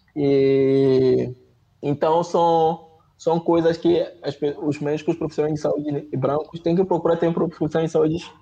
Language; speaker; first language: Portuguese; non-native, fluent; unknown